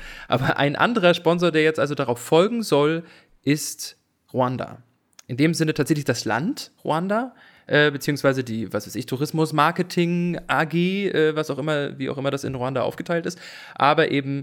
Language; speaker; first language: German; native; German